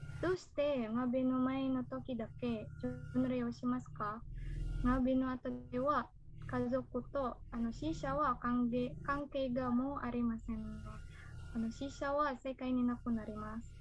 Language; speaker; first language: Japanese; non-native, learner; Indonesian